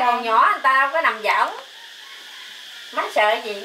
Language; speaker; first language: Vietnamese; native; Vietnamese